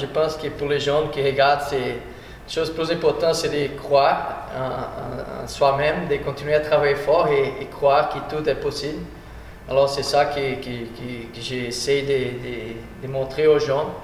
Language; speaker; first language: French; non-native, fluent; Portuguese